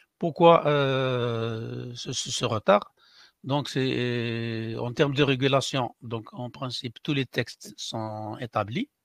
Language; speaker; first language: French; non-native, local second language; Arabic